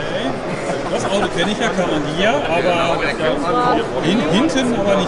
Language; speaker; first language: German; native; German